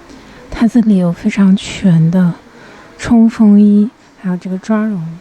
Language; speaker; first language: Chinese; native; Chinese